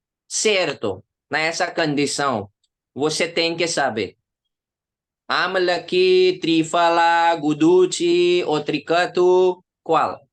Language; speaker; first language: Portuguese; non-native, learner; Hindi